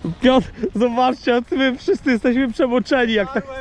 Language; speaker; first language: Polish; native; Polish